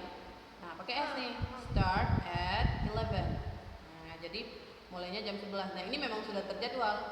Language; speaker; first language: Indonesian; native; Indonesian